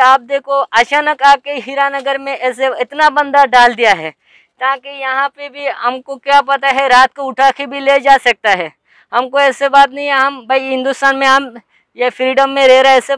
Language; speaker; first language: Hindi; non-native, learner; Rohingya